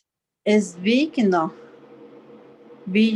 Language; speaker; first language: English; non-native, learner; Spanish